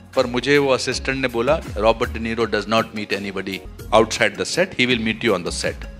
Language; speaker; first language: Hindi; native; Hindi